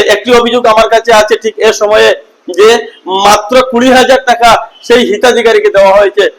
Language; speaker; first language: Bangla; native; Bangla